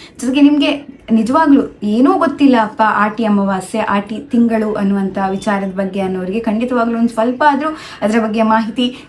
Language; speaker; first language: Kannada; non-native, local second language; Tulu